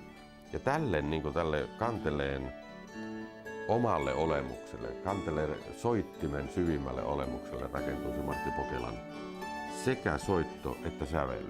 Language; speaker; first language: Finnish; native; Finnish